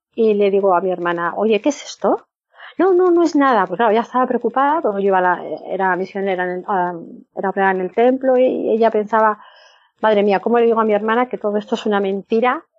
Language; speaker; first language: Spanish; native; Spanish